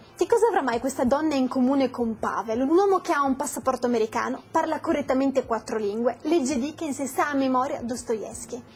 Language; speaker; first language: Italian; native; Italian